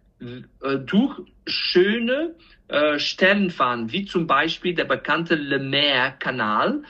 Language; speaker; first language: German; non-native, fluent; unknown